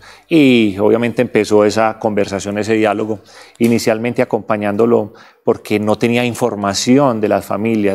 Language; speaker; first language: Spanish; native; Spanish